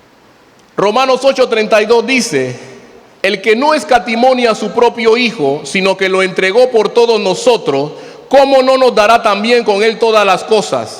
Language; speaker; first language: Spanish; native; Spanish